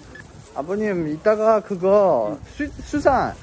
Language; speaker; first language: Korean; non-native, local second language; Chinese